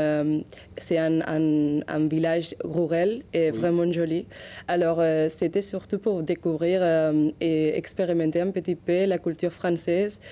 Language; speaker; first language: French; non-native, learner; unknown